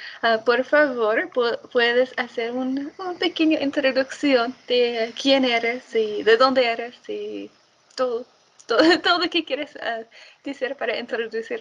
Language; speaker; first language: Spanish; non-native, fluent; English